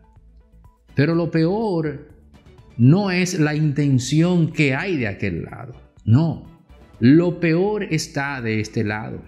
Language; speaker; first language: Spanish; native; Spanish